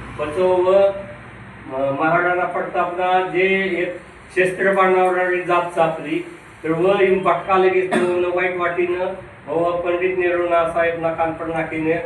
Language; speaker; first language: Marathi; non-native, local second language; Rajasthani